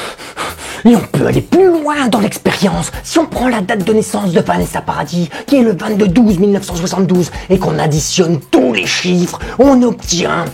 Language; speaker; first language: French; native; French